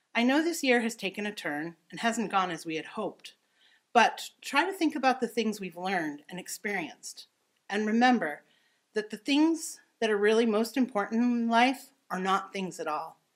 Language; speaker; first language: English; native; English